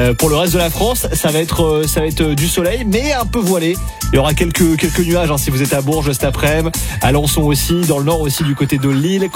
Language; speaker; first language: French; native; French